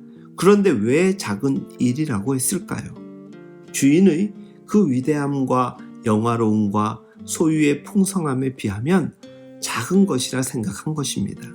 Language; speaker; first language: Korean; native; Korean